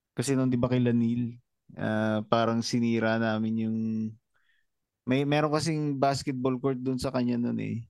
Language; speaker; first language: Filipino; native; Filipino